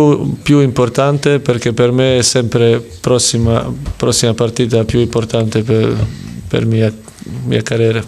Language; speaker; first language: Italian; non-native, learner; Serbian